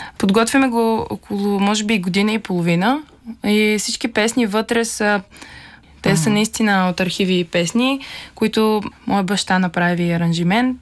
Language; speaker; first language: Bulgarian; native; Bulgarian